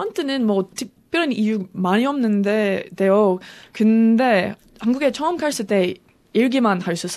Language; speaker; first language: Korean; non-native, learner; English